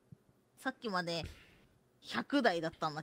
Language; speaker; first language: Japanese; native; Japanese